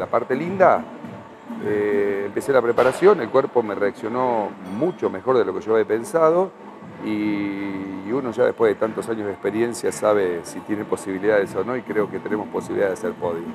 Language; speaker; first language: Spanish; native; Spanish